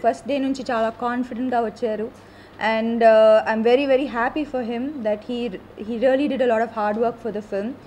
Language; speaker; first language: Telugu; non-native, local second language; Tamil